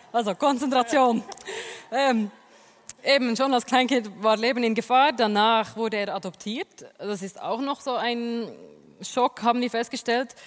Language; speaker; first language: German; native; German